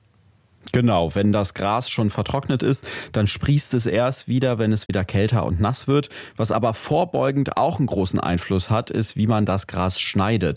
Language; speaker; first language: German; native; German